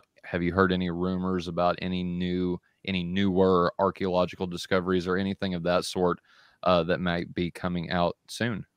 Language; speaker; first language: English; native; English